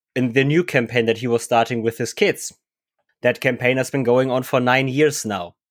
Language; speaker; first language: English; non-native, fluent; German